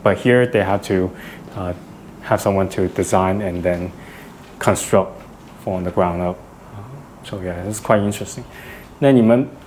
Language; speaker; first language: English; non-native, fluent; Chinese